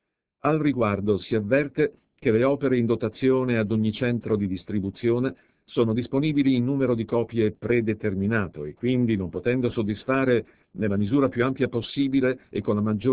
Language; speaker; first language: Italian; native; Italian